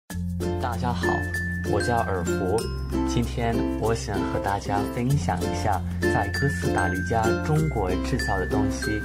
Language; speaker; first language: Chinese; non-native, fluent; Spanish